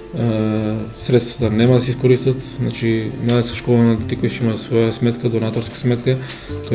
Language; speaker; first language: Macedonian; native; Macedonian